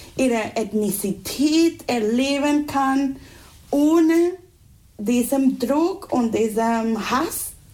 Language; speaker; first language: German; non-native, learner; Spanish